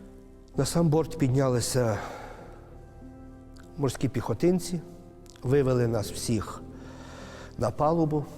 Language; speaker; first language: Ukrainian; native; Ukrainian